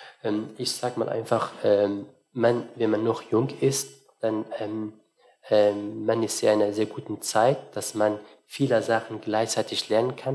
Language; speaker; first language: German; non-native, fluent; Arabic